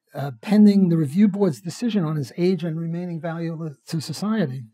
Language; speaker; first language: English; native; English